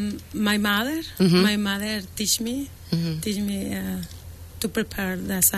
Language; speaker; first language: English; non-native, learner; Spanish